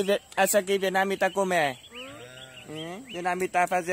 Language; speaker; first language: Portuguese; non-native, learner; Vietnamese